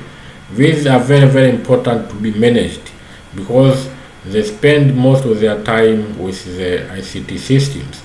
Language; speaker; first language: English; non-native, local second language; Swahili